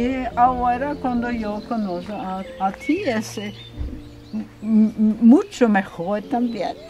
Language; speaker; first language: Spanish; non-native, learner; Norwegian